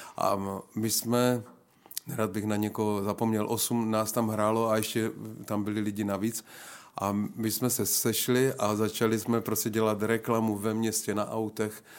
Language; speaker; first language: Czech; native; Czech